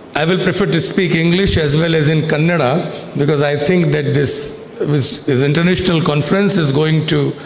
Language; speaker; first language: English; non-native, local second language; Kannada